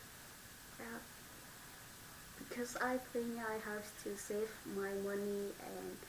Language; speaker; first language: English; non-native, learner; Vietnamese